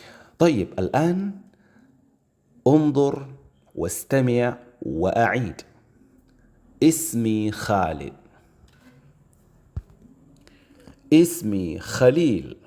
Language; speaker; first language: Arabic; non-native, fluent; Indonesian